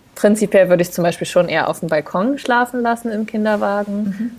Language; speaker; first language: German; native; German